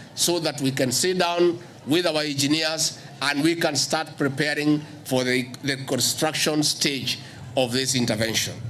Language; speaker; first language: English; non-native, local second language; Kikuyu